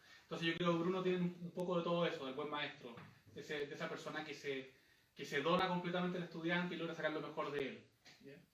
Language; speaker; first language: Spanish; native; Spanish